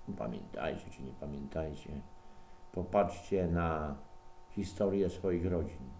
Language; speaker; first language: Polish; native; Polish